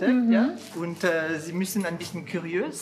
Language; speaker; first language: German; non-native, fluent; French